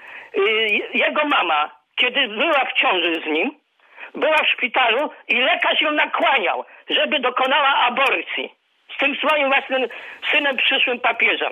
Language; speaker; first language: Polish; native; Polish